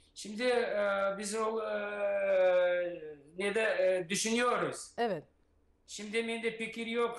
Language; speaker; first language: Turkish; non-native, learner; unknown